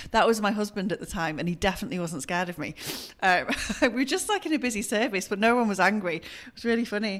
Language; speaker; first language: English; native; English